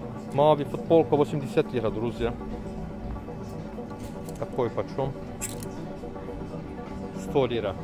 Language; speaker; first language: Russian; non-native, learner; Turkish